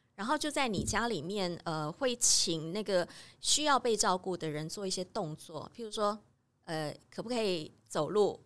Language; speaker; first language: Chinese; native; Chinese